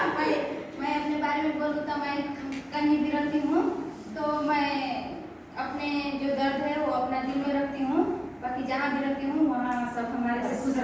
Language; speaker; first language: Hindi; non-native, local second language; Marathi